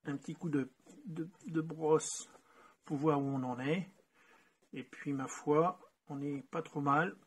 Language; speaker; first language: French; native; French